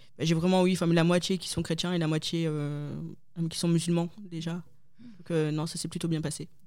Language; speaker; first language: French; native; French